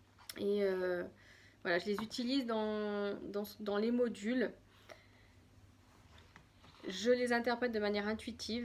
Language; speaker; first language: French; native; French